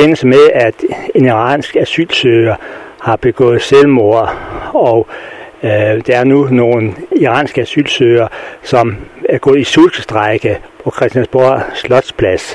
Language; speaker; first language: Danish; native; Danish